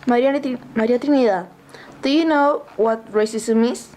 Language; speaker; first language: English; non-native, learner; Spanish